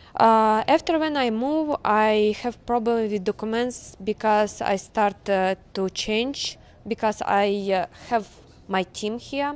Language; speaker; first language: English; non-native, learner; Ukrainian